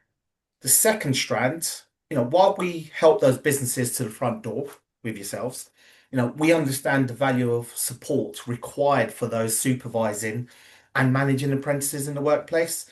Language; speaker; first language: English; native; English